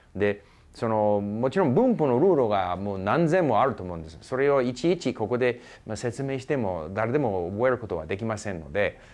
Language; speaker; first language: Japanese; non-native, fluent; English